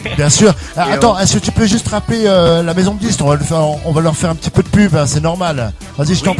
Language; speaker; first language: French; native; French